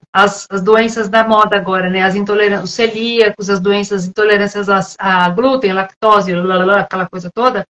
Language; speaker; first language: Portuguese; native; Portuguese